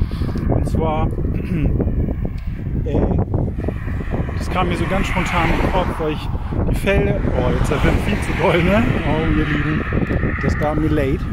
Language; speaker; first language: German; native; German